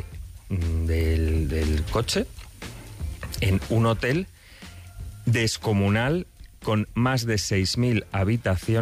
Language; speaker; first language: Spanish; native; Spanish